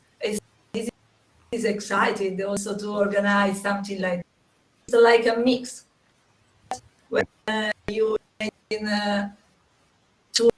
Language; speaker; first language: English; non-native, learner; Italian